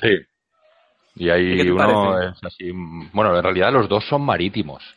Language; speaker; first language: Spanish; native; Spanish